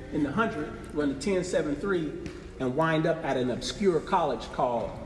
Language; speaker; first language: English; native; English